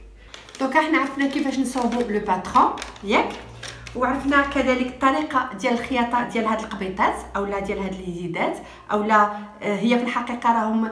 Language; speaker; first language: Arabic; native; Arabic